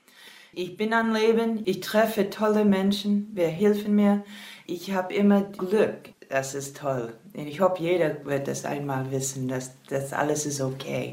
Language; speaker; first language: German; non-native, learner; English